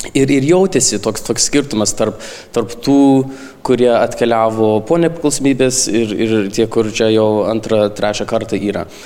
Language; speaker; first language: Lithuanian; early bilingual, heritage; Lithuanian